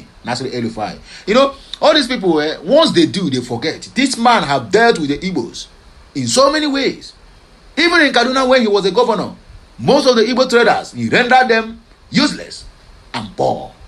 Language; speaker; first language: English; non-native, local second language; Igbo